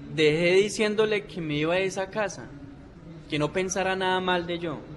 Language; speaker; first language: Spanish; native; Spanish